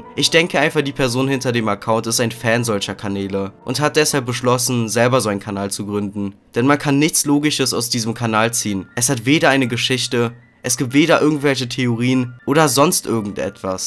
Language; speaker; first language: German; native; German